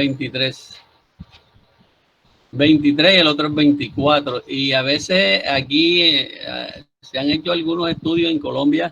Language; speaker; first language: Spanish; native; Spanish